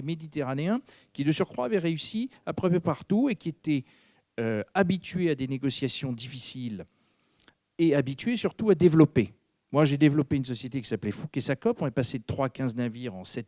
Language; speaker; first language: French; native; French